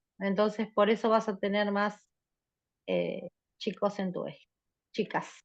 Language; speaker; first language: Spanish; native; Spanish